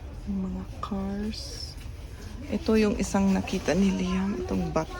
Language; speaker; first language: Filipino; native; Filipino